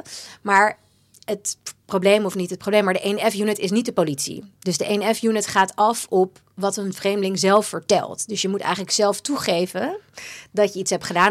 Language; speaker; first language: Dutch; native; Dutch